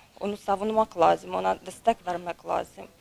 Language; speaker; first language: Turkish; non-native, fluent; Ukrainian